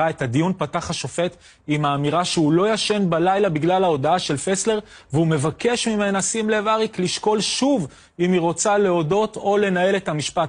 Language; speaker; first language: Hebrew; native; Hebrew